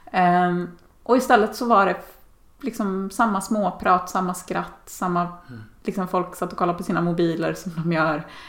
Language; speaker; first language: Swedish; native; Swedish